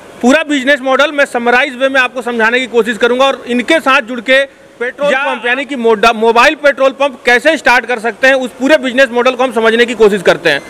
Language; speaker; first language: Hindi; native; Hindi